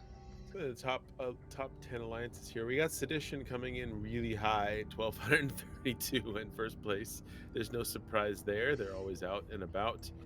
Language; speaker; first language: English; native; English